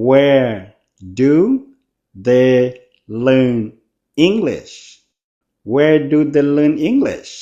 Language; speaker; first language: English; non-native, fluent; Hmong